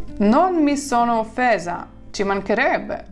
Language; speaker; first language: Italian; non-native, fluent; Ukrainian